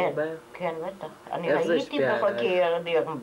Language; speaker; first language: Hebrew; non-native, fluent; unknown